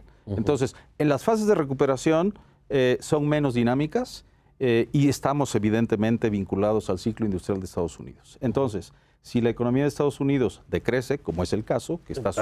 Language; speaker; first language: Spanish; native; Spanish